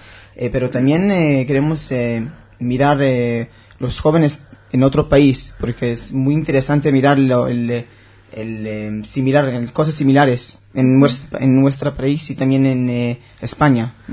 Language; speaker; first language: Spanish; non-native, learner; Hebrew